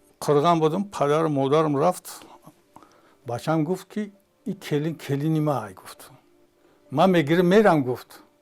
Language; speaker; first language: Tajik; native; Tajik